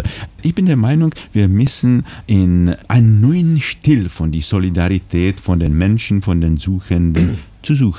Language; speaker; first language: German; non-native, fluent; Czech